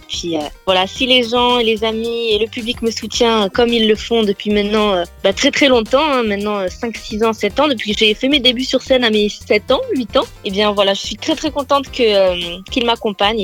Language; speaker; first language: French; native; French